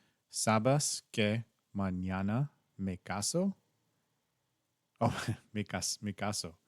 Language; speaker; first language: Spanish; non-native, learner; English